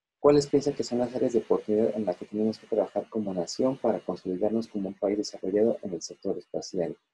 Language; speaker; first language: Spanish; native; Spanish